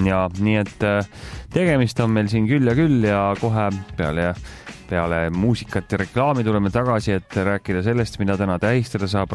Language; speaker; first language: Estonian; native; Estonian